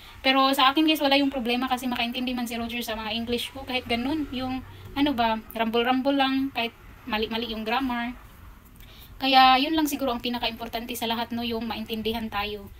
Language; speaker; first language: Filipino; non-native, local second language; Cebuano